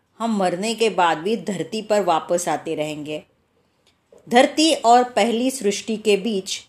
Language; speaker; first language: Hindi; non-native, local second language; Marathi